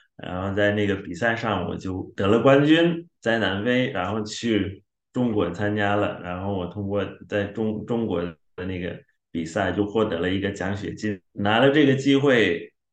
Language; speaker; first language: Chinese; non-native, fluent; Xhosa